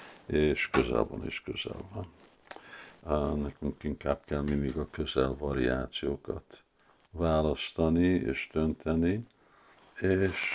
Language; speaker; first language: Hungarian; early bilingual, heritage; Hungarian